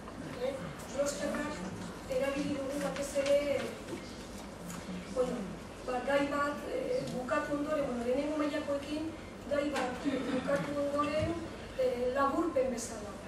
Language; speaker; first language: Basque; non-native, local second language; Spanish